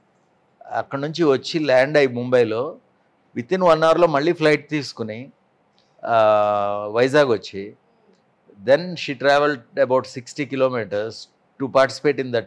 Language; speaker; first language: Telugu; native; Telugu